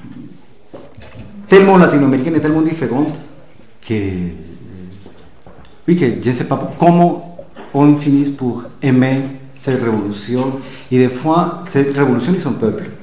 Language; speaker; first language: French; non-native, fluent; Spanish